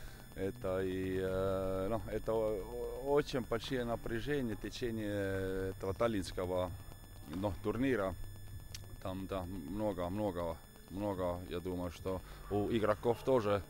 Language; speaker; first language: Russian; non-native, fluent; Estonian